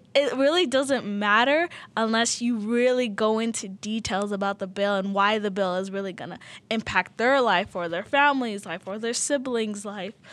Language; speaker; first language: English; early bilingual, other home language; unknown